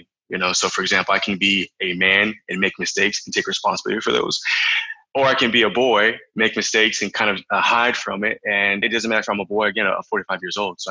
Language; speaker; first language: English; native; English